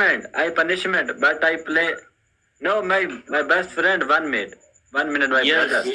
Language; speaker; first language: English; non-native, learner; Amharic